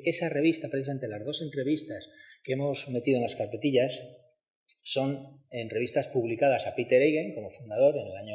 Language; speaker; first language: Spanish; native; Spanish